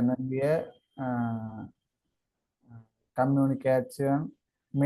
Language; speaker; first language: German; non-native, learner; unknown